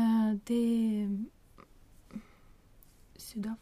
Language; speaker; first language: French; non-native, learner; Swedish